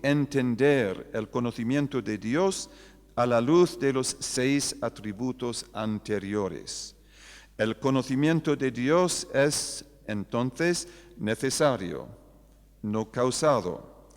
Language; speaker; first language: Spanish; non-native, fluent; English